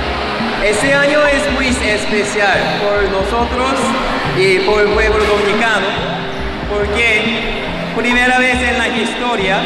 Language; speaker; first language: Spanish; non-native, learner; Korean